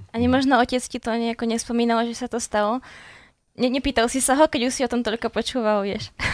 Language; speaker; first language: Slovak; native; Slovak